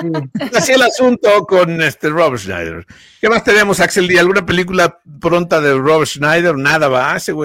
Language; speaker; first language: Spanish; native; Spanish